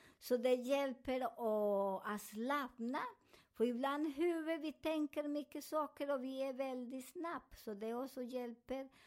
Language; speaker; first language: Swedish; non-native, learner; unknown